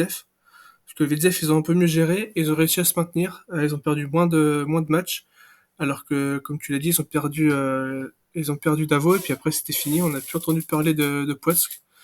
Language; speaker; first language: French; native; French